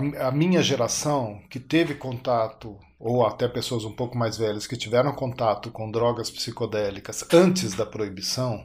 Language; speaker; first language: Portuguese; native; Portuguese